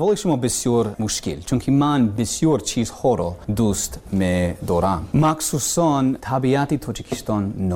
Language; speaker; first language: Persian; non-native, learner; English